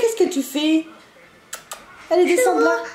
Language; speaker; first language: French; native; French